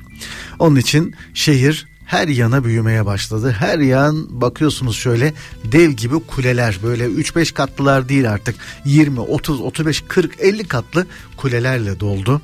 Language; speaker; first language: Turkish; native; Turkish